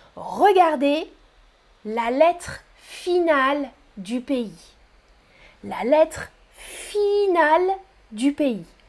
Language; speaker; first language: French; native; French